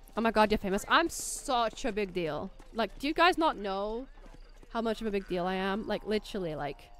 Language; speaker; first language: English; native; English